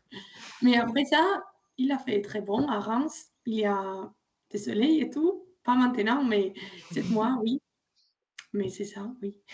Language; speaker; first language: French; non-native, learner; Spanish